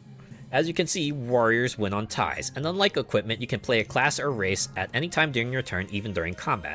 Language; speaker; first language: English; native; English